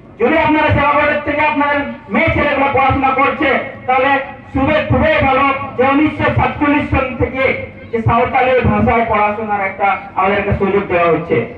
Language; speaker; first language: Bangla; non-native, local second language; Santali